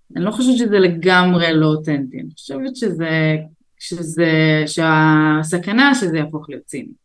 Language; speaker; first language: Hebrew; early bilingual, other home language; Russian